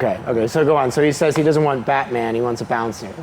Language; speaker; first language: English; native; English